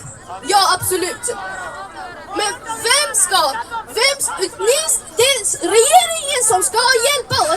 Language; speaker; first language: Swedish; early bilingual, other home language; Somali